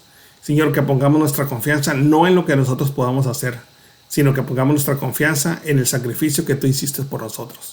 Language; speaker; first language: Spanish; native; Spanish